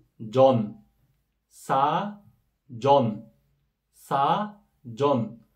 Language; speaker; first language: Korean; non-native, fluent; Kyrgyz